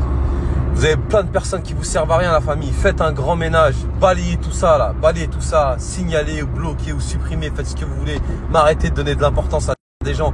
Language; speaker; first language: French; native; French